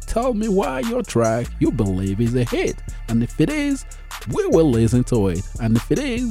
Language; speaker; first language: English; non-native, local second language; Igbo